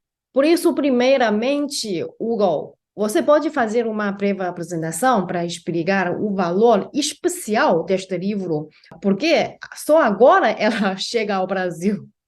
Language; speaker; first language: Portuguese; non-native, fluent; Chinese